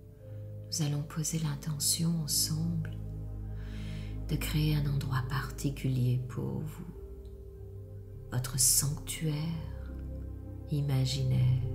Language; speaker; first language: French; native; French